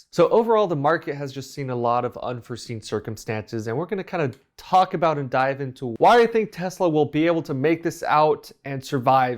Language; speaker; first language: English; native; English